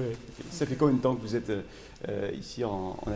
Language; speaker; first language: French; native; French